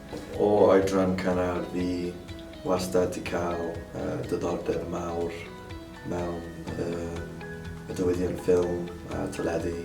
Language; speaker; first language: Welsh; non-native, local second language; English